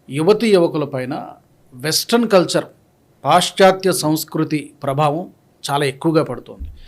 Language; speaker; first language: Telugu; native; Telugu